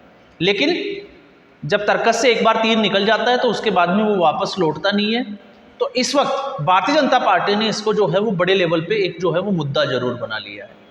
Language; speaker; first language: Hindi; native; Hindi